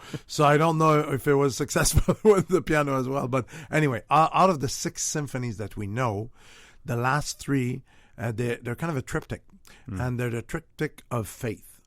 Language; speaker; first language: English; non-native, fluent; French